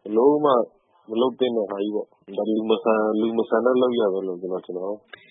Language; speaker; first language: Burmese; native; Burmese